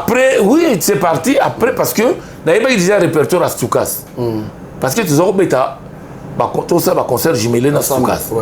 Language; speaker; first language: French; non-native, local second language; Lingala